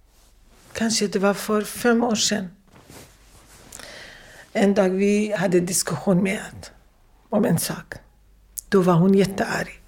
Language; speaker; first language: Swedish; non-native, fluent; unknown